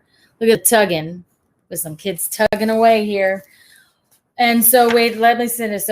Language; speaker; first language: English; native; English